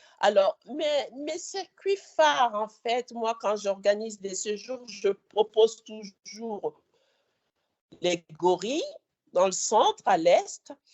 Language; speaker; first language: French; native; French